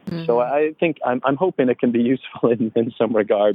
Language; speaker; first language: English; native; English